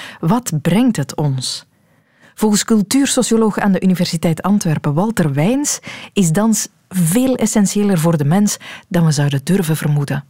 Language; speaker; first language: Dutch; native; Dutch